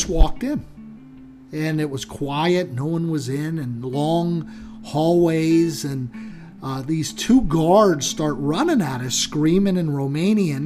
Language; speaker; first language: English; native; English